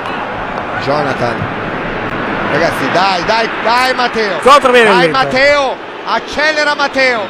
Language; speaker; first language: Italian; native; Italian